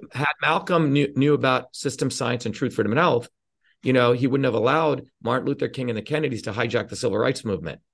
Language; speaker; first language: English; early bilingual, other home language; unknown